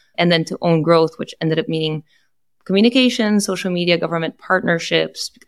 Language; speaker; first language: English; non-native, fluent; Portuguese